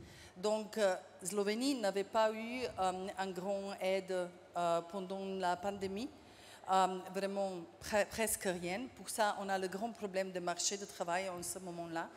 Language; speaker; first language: French; non-native, fluent; Slovenian